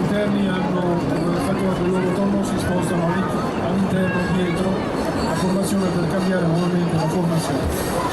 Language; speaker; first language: Italian; native; Italian